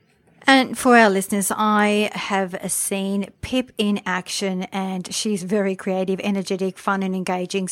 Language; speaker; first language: English; native; English